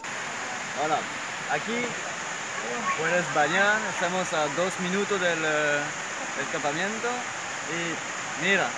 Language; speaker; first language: Spanish; non-native, learner; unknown